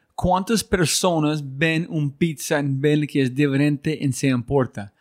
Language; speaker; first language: Spanish; non-native, learner; English